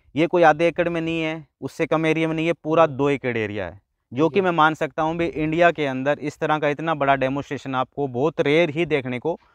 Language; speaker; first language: Hindi; non-native, local second language; Punjabi